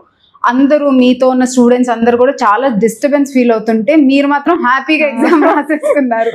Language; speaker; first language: Telugu; native; Telugu